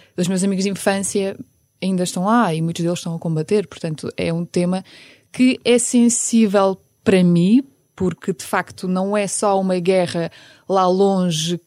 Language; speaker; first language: Portuguese; early bilingual, other home language; Ukrainian